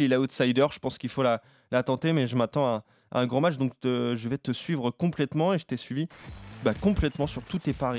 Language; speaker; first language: French; native; French